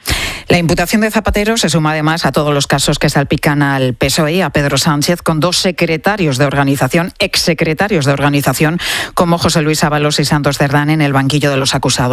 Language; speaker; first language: Spanish; native; Spanish